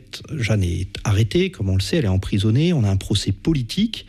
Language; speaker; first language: French; native; French